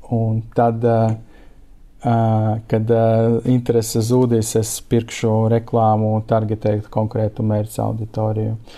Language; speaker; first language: Latvian; non-native, local second language; Russian